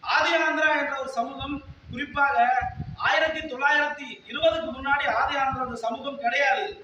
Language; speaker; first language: Tamil; non-native, local second language; Telugu